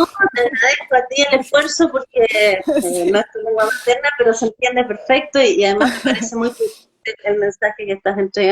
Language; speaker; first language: Spanish; native; Spanish